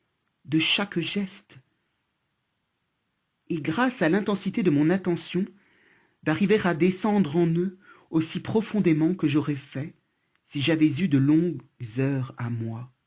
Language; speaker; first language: French; native; French